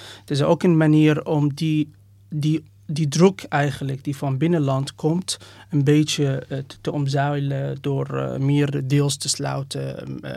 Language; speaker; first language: Dutch; non-native, fluent; Persian